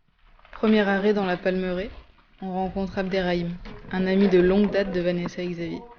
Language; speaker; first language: French; native; French